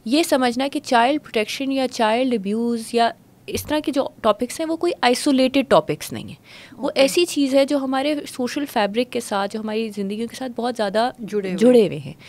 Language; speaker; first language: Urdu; native; Urdu